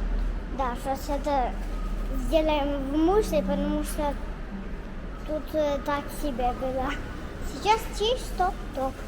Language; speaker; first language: Russian; early bilingual, heritage; Russian